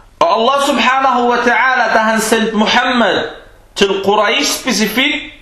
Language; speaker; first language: Danish; non-native, fluent; Arabic